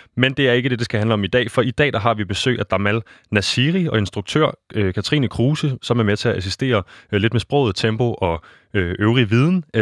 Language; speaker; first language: Danish; native; Danish